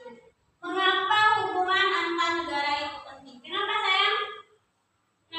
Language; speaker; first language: Indonesian; native; Indonesian